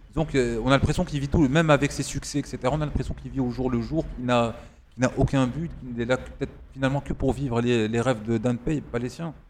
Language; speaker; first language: French; non-native, local second language; Arabic